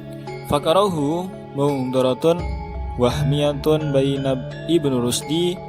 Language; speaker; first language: Arabic; non-native, learner; Indonesian